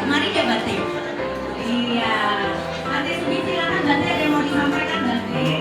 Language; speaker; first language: Indonesian; native; Indonesian